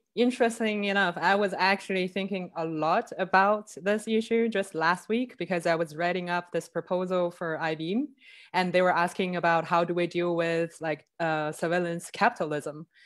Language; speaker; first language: English; non-native, fluent; Chinese